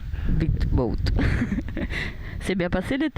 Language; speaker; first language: French; non-native, learner; Italian